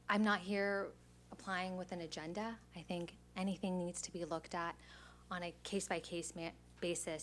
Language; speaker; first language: English; native; English